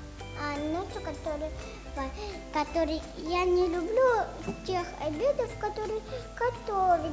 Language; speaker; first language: Russian; non-native, learner; Tajik